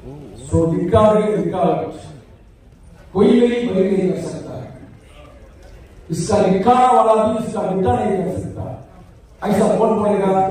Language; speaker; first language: Hindi; non-native, local second language; Tamil